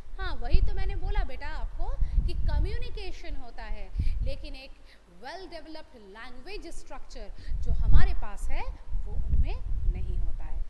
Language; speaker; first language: Hindi; non-native, local second language; Bangla